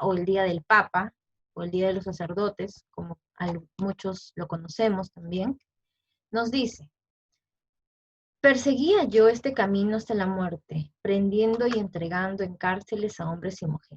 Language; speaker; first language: Spanish; native; Spanish